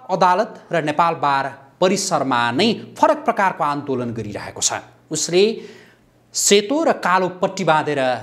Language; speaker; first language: Nepali; native; Nepali